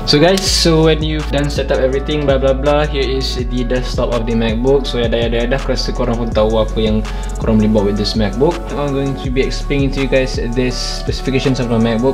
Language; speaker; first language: English; non-native, local second language; Malay